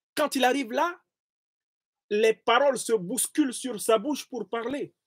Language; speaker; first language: French; non-native, local second language; Basaa